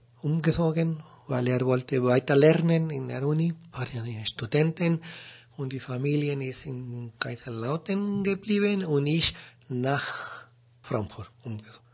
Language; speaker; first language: German; non-native, learner; Spanish